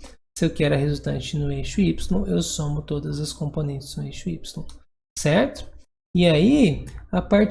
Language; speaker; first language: Portuguese; native; Portuguese